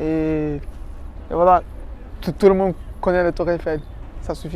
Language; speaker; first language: French; non-native, fluent; Portuguese